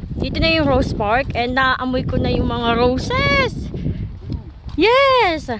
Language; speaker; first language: Filipino; native; Filipino